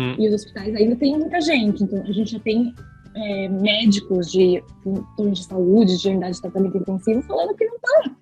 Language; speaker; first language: Portuguese; native; Portuguese